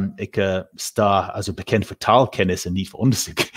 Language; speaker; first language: Dutch; non-native, fluent; English